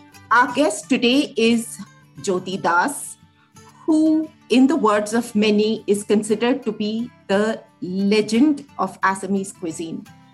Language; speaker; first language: English; non-native, local second language; Hindi